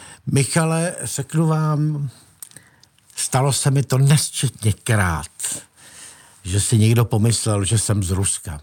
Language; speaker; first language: Czech; native; Czech